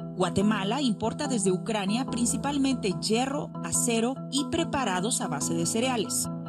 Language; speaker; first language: Spanish; native; Spanish